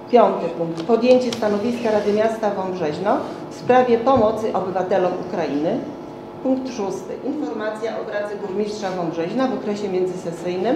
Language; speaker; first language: Polish; native; Polish